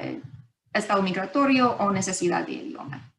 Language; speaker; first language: Spanish; non-native, fluent; English